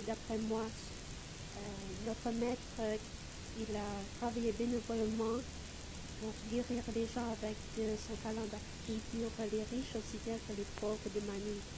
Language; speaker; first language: French; non-native, fluent; Vietnamese